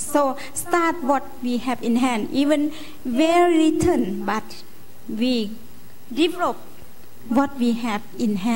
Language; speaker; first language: English; non-native, learner; Lao